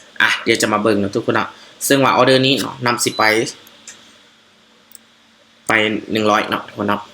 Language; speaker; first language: Thai; non-native, local second language; Northeastern Thai